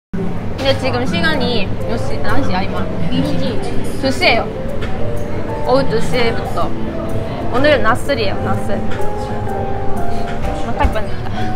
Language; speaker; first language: Korean; non-native, fluent; Japanese